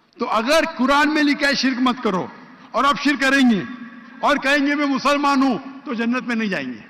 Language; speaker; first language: Urdu; non-native, local second language; Konkani